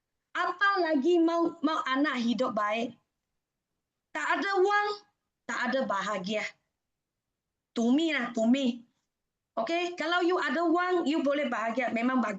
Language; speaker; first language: Indonesian; non-native, fluent; Malay